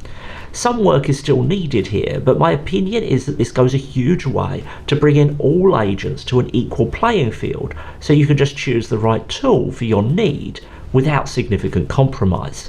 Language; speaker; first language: English; native; English